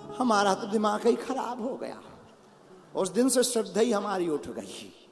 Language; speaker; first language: Hindi; native; Hindi